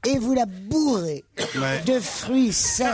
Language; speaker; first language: French; native; French